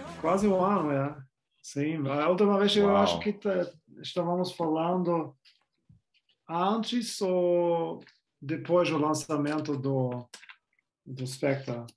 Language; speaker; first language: Portuguese; non-native, fluent; German